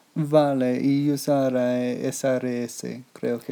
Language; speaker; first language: Spanish; non-native, learner; English